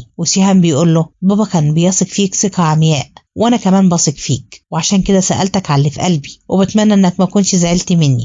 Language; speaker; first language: Arabic; native; Arabic